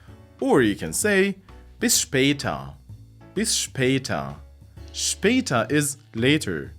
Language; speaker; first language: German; non-native, fluent; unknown